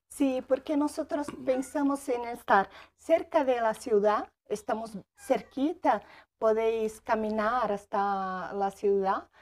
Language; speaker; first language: Spanish; non-native, learner; Portuguese